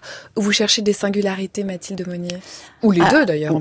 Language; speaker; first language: French; native; French